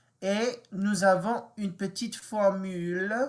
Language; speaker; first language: French; non-native, learner; English